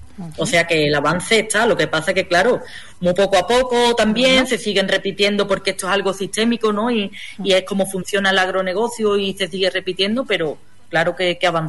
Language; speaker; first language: Spanish; native; Spanish